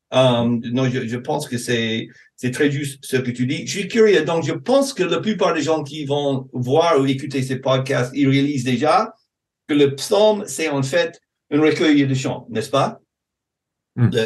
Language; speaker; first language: French; non-native, fluent; English